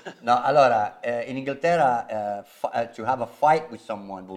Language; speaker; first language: English; native; English